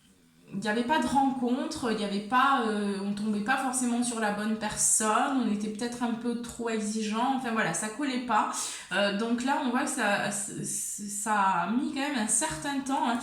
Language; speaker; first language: French; native; French